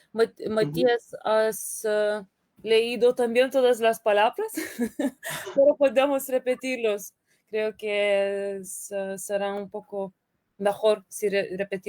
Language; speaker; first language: Spanish; non-native, fluent; Lithuanian